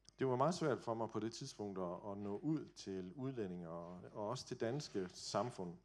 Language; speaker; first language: Danish; native; Danish